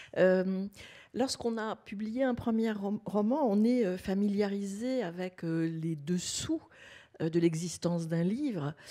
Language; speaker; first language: French; native; French